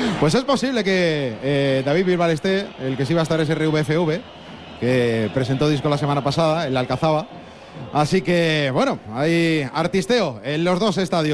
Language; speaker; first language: Spanish; native; Spanish